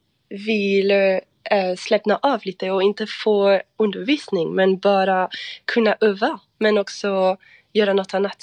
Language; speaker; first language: Swedish; non-native, fluent; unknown